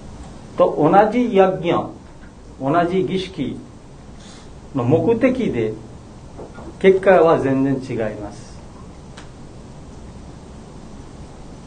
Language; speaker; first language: Japanese; non-native, learner; Bangla